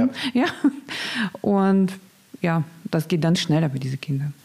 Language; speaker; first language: German; non-native, learner; Russian